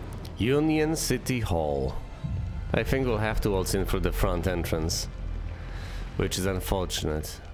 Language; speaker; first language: English; native; English